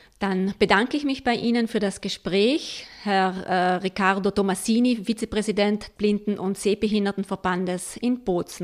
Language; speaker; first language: German; native; German